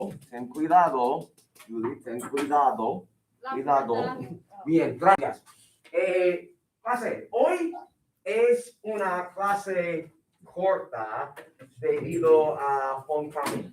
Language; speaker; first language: Spanish; non-native, fluent; English